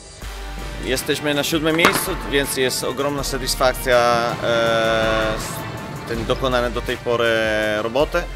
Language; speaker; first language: Polish; non-native, fluent; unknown